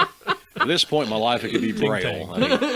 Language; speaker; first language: English; native; English